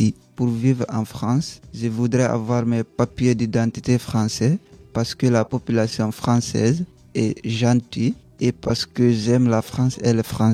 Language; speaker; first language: French; non-native, learner; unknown